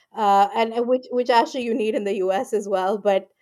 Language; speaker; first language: English; non-native, local second language; Urdu